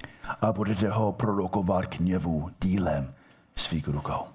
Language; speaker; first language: Czech; non-native, fluent; English